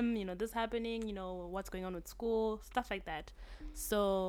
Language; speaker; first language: English; native; English